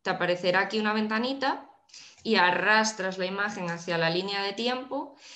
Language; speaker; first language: Spanish; non-native, local second language; Galician